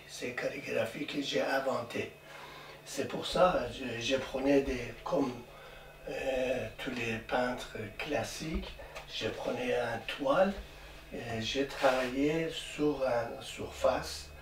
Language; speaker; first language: French; non-native, learner; Persian